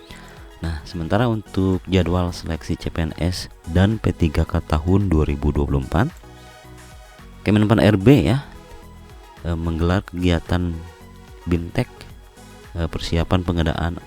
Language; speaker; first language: Indonesian; native; Indonesian